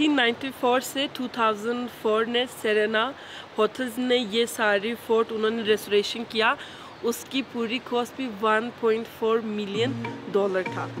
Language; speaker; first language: Hindi; non-native, fluent; Turkish